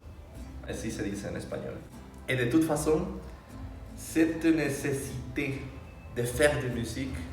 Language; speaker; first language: French; non-native, fluent; Spanish